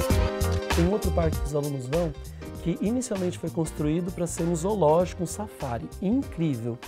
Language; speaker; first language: Portuguese; native; Portuguese